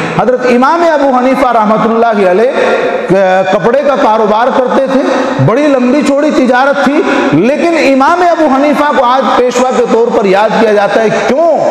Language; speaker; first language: Urdu; native; Urdu